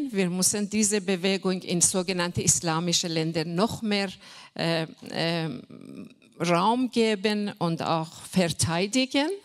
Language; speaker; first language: German; non-native, learner; Persian